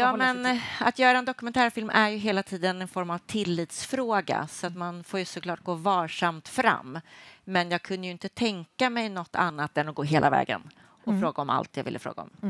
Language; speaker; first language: Swedish; native; Swedish